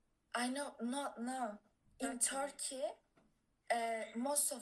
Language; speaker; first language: English; non-native, learner; Turkish